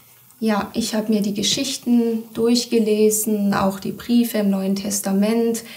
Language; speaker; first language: German; early bilingual, other home language; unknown